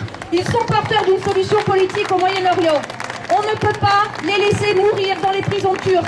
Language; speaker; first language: French; native; French